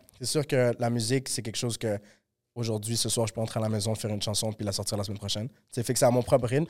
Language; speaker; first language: French; early bilingual, other home language; Spanish